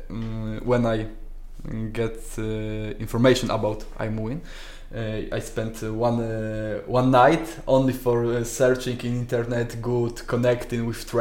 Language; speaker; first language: English; non-native, learner; Polish